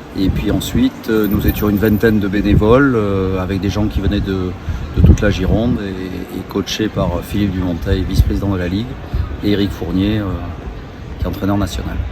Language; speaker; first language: French; native; French